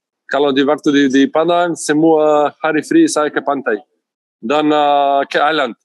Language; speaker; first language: Indonesian; non-native, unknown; Macedonian